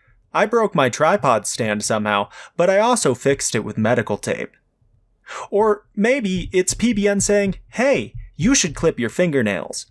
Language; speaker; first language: English; native; English